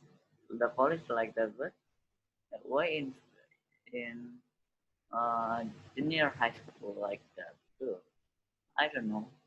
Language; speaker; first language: English; non-native, learner; Indonesian